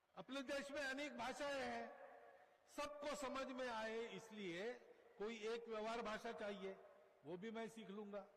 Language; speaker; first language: Hindi; non-native, local second language; Marathi